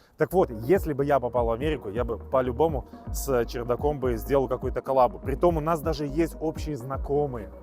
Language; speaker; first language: Russian; native; Russian